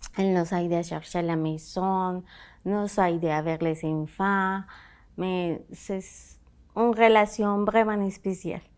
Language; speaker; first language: French; non-native, learner; Spanish